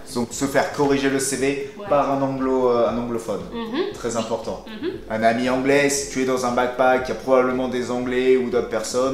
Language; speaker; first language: French; native; French